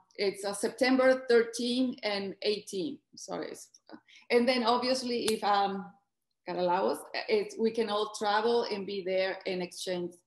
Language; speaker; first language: English; non-native, fluent; Spanish